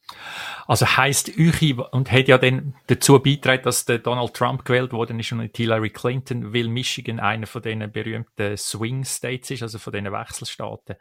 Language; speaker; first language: German; native; German